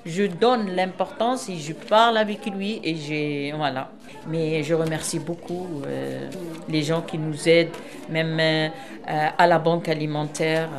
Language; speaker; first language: French; non-native, local second language; Arabic